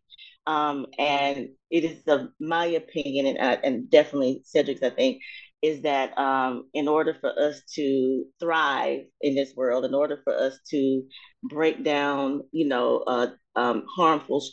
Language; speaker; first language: English; native; English